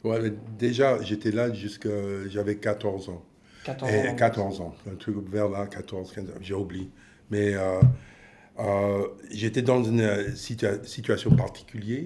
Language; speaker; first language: French; non-native, fluent; English